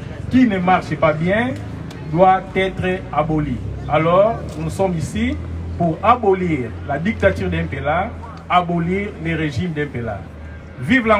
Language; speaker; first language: French; non-native, fluent; Portuguese